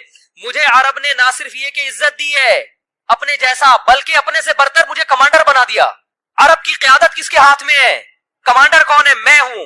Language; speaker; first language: Urdu; native; Urdu